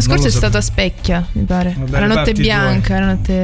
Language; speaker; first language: Italian; native; Italian